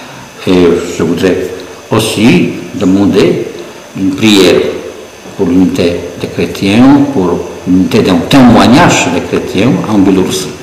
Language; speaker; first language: French; non-native, fluent; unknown